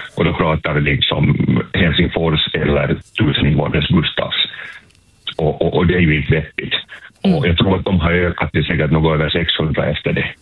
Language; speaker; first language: Swedish; native; Swedish